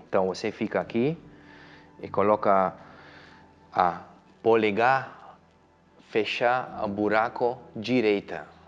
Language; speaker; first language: Portuguese; non-native, fluent; German